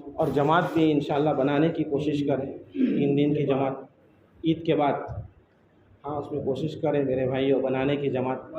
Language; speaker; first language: Urdu; non-native, local second language; Gujarati